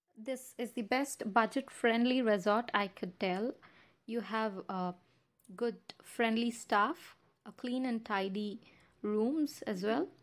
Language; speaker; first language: English; non-native, local second language; Kannada